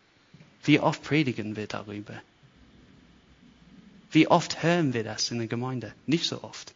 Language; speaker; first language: German; non-native, fluent; English